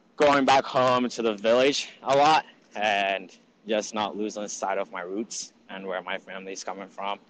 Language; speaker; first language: English; early bilingual, other home language; Akan